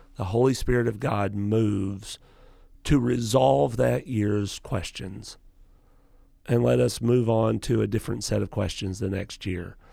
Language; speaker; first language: English; native; English